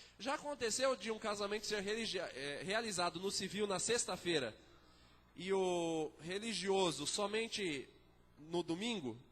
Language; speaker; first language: Portuguese; native; Portuguese